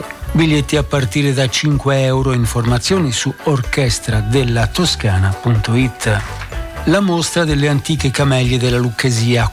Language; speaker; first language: Italian; native; Italian